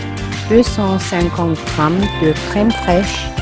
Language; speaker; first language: French; non-native, learner; Korean